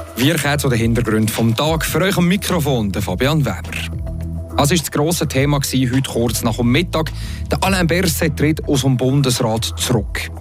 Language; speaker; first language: German; native; German